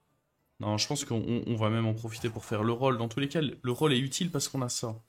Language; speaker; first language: French; native; French